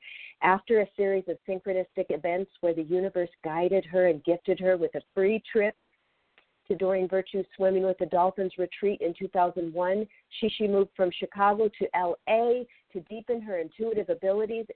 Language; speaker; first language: English; native; English